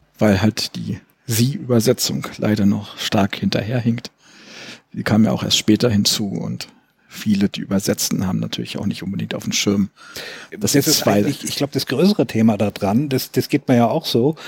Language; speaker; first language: German; native; German